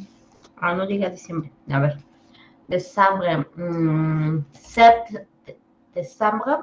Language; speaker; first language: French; non-native, learner; Spanish